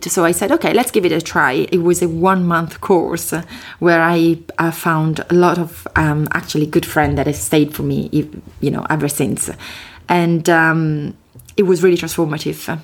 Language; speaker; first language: English; non-native, fluent; Italian